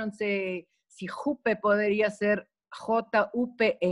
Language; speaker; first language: Spanish; non-native, fluent; Portuguese